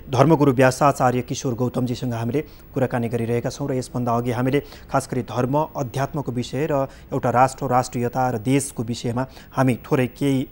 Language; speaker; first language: Nepali; native; Nepali